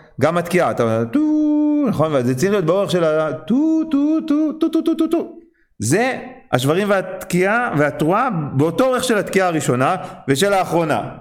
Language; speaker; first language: Hebrew; non-native, fluent; English